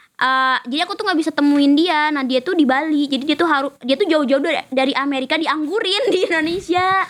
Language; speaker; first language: Indonesian; native; Indonesian